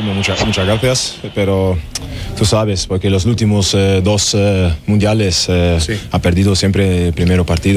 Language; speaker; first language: Spanish; non-native, learner; German